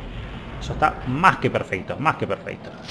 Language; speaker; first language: Spanish; native; Spanish